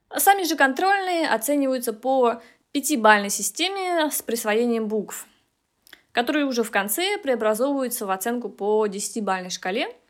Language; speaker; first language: Russian; native; Russian